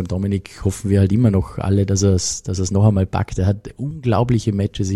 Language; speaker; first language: German; native; German